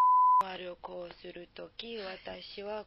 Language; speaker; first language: Japanese; non-native, learner; Serbian